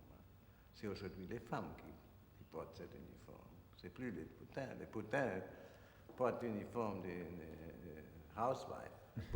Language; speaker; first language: French; non-native, fluent; German